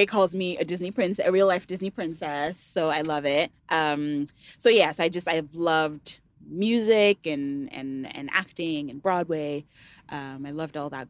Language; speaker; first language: English; non-native, local second language; Yoruba